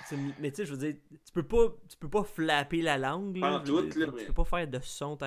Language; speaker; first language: French; native; French